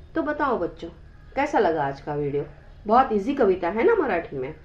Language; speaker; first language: Hindi; non-native, local second language; Marathi